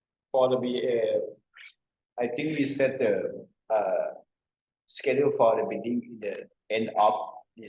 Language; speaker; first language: English; non-native, learner; Thai